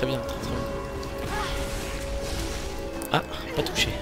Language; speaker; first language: French; native; French